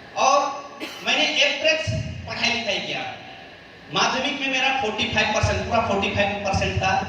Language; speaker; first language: Hindi; non-native, local second language; Nepali